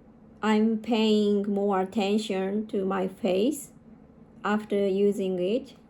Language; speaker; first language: English; non-native, learner; Japanese